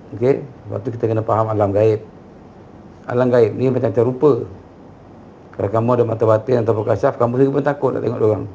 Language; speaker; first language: Malay; native; Malay